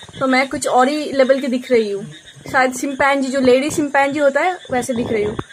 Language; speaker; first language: Hindi; non-native, local second language; Bangla